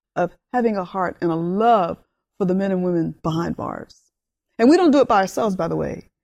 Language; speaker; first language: English; early bilingual, other home language; Spanish